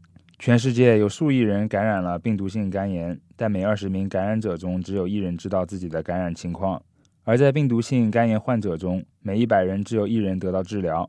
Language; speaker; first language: Chinese; native; Chinese